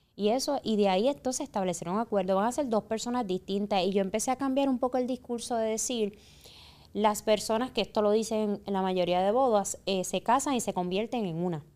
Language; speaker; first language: Spanish; native; Spanish